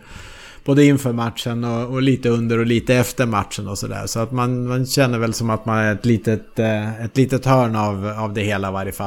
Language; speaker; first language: Swedish; native; Swedish